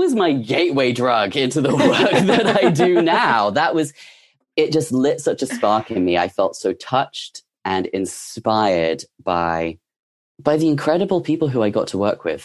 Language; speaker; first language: English; native; English